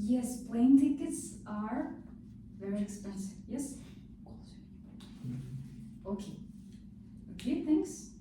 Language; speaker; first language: English; non-native, fluent; Kazakh